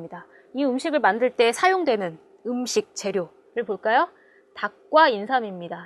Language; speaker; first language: Korean; native; Korean